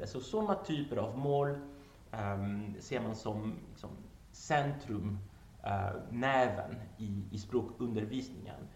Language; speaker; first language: Swedish; non-native, fluent; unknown